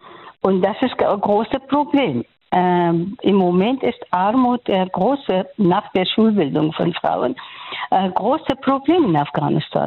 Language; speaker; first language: German; non-native, fluent; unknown